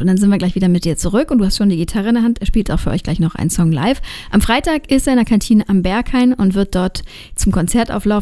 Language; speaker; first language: German; native; German